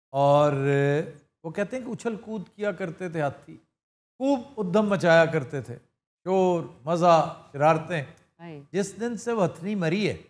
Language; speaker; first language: Urdu; non-native, local second language; Punjabi